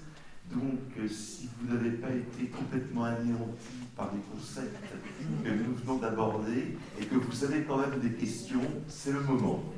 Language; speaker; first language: French; native; French